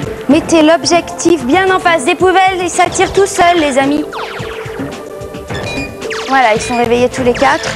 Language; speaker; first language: French; native; French